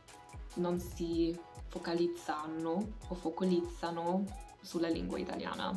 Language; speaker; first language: Italian; non-native, fluent; English